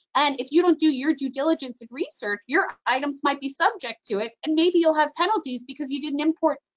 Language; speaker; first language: English; native; English